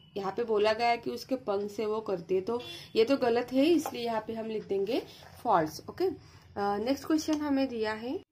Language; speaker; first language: Hindi; non-native, local second language; Marathi